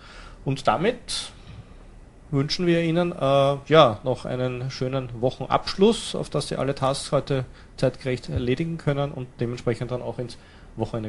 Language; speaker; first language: German; native; German